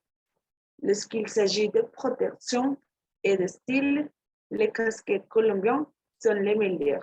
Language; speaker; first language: French; non-native, learner; Spanish